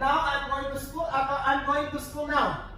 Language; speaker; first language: English; non-native, fluent; Indonesian